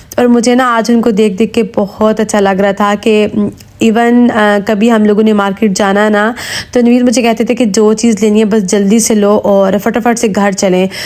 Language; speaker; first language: Urdu; native; Urdu